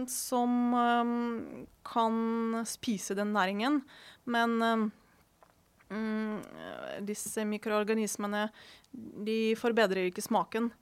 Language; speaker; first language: Norwegian; non-native, fluent; Ukrainian